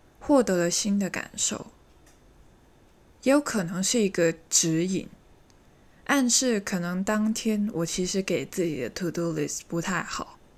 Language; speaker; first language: Chinese; native; Chinese